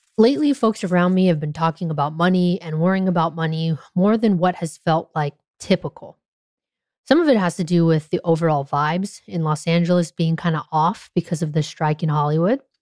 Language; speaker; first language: English; native; English